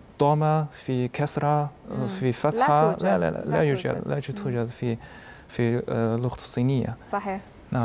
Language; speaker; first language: Arabic; non-native, learner; Chinese